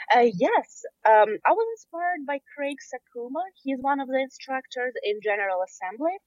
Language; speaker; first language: English; non-native, fluent; Russian